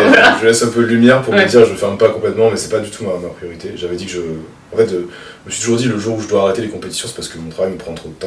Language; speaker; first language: French; native; French